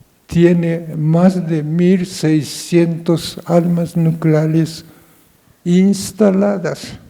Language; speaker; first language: Spanish; non-native, fluent; Japanese